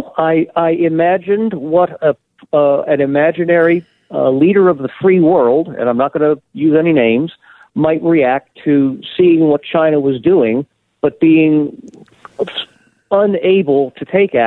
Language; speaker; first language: English; native; English